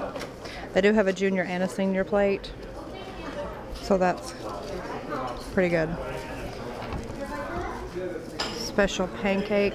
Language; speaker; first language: English; native; English